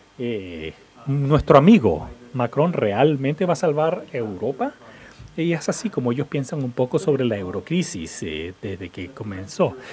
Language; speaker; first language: Spanish; non-native, fluent; English